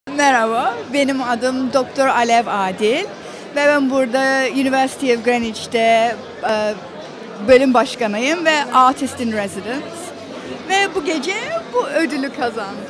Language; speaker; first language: Turkish; early bilingual, heritage; Turkish